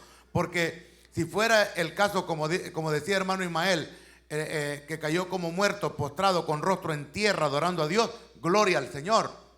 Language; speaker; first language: Spanish; native; Spanish